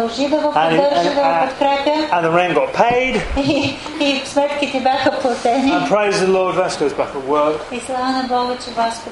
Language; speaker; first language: English; native; English